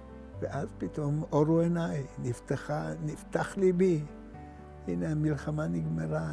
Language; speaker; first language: Hebrew; non-native, fluent; Italian